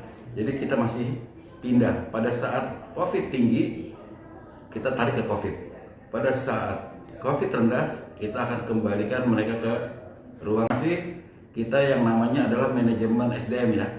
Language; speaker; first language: Indonesian; native; Indonesian